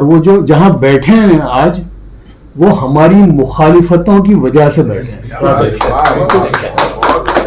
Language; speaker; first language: Hindi; native; Hindi